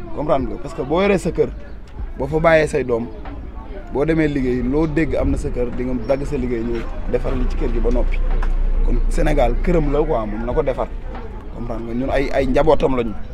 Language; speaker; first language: Wolof; native; Wolof